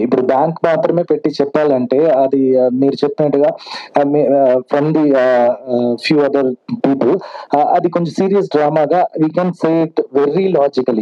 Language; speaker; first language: Telugu; non-native, fluent; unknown